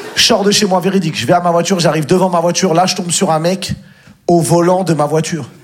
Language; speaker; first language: French; native; French